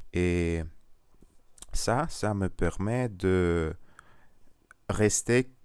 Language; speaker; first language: French; non-native, learner; Russian